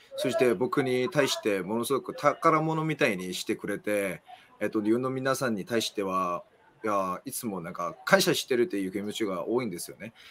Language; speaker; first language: Japanese; non-native, fluent; Korean